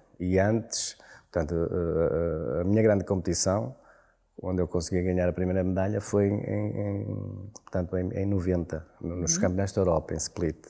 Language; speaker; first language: Portuguese; native; Portuguese